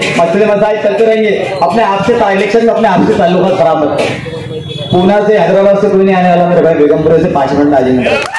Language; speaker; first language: Hindi; non-native, local second language; Urdu